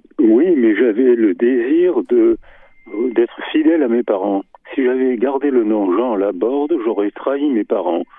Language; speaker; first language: French; native; French